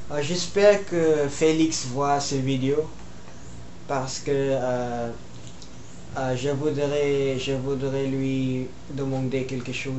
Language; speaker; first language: French; non-native, learner; Filipino